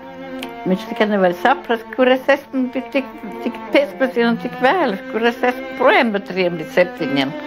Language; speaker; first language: Latvian; non-native, local second language; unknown